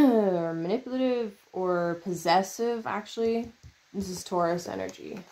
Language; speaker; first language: English; native; English